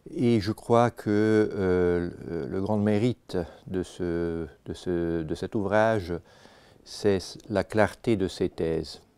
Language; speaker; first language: French; non-native, fluent; Italian